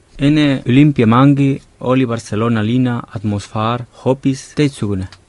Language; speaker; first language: Estonian; non-native, fluent; Catalan